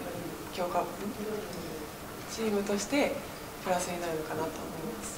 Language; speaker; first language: Japanese; native; Japanese